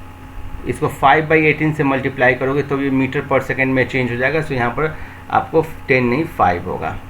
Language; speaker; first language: Hindi; native; Hindi